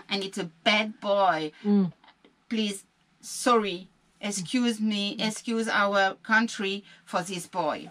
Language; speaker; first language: English; non-native, learner; French